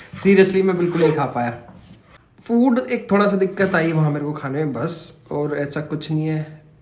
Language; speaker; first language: Hindi; native; Hindi